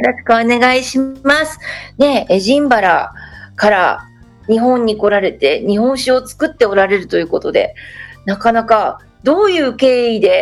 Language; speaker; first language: Japanese; native; Japanese